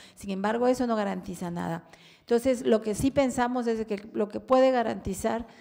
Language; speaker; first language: Spanish; native; Spanish